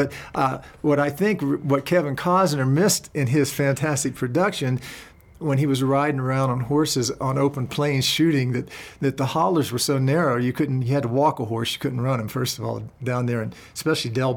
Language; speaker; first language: English; native; English